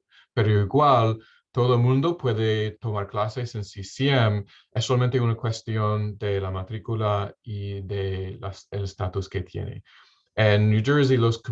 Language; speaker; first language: Spanish; non-native, fluent; English